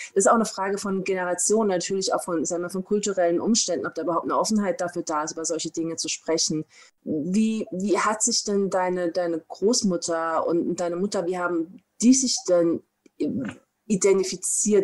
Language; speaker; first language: German; native; German